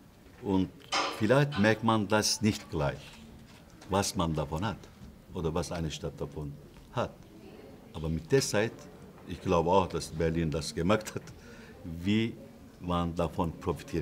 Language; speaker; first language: German; non-native, fluent; Turkish